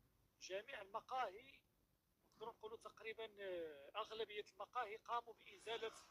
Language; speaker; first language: Arabic; native; Arabic